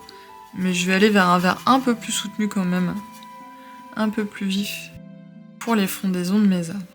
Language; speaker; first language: French; native; French